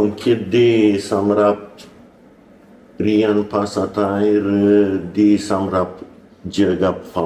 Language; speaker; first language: Thai; non-native, learner; English